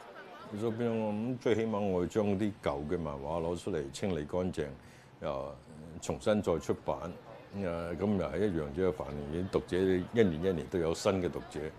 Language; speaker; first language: Chinese; native; Chinese